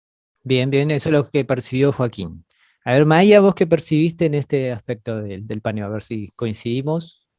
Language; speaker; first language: Spanish; native; Spanish